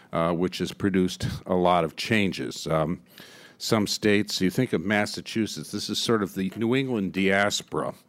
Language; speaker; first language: English; native; English